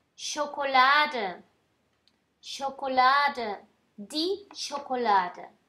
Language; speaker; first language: German; non-native, fluent; Spanish